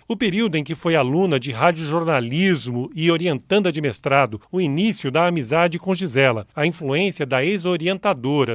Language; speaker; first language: Portuguese; native; Portuguese